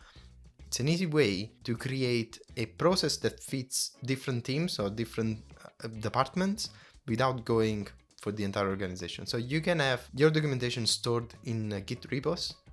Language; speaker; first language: English; non-native, fluent; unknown